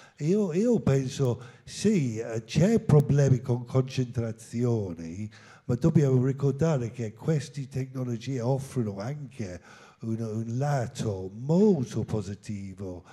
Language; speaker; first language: Italian; non-native, learner; English